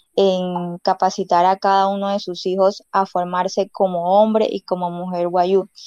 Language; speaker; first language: Spanish; non-native, local second language; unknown